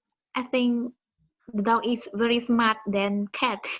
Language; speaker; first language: English; non-native, learner; Khmer